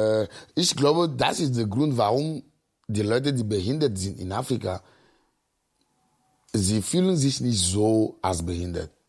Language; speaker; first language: German; non-native, learner; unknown